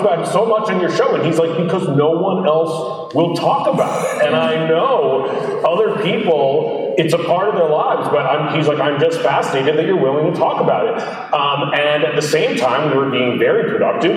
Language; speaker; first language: English; native; English